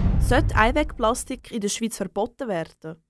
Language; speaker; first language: German; native; German